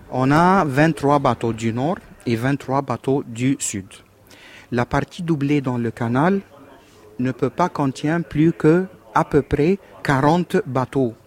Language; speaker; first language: French; non-native, learner; Arabic